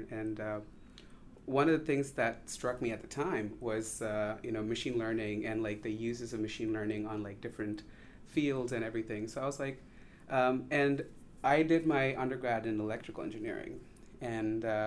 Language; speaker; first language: English; non-native, local second language; Tamil